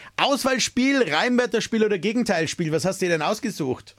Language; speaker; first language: German; native; German